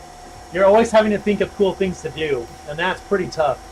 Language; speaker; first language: English; native; English